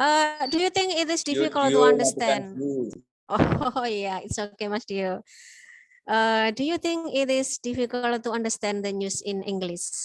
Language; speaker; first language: English; non-native, learner; Indonesian